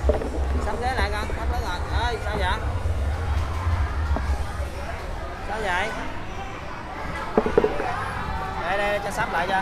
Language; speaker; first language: Vietnamese; native; Vietnamese